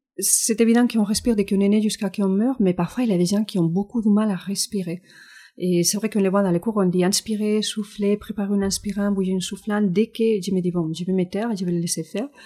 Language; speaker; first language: French; non-native, fluent; Spanish